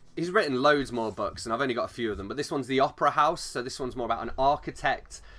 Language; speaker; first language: English; native; English